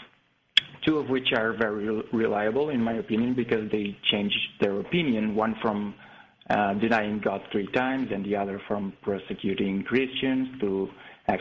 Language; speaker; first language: English; non-native, fluent; Portuguese